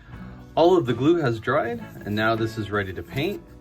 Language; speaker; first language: English; native; English